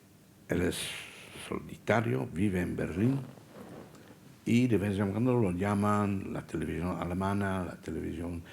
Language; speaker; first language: Spanish; non-native, fluent; Dutch